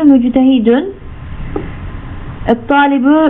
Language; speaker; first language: Arabic; non-native, learner; Turkish